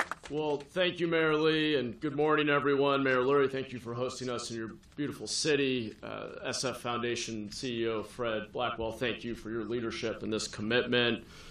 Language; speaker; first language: English; native; English